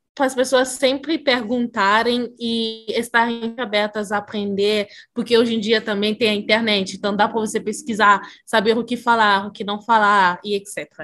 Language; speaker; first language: Portuguese; early bilingual, other home language; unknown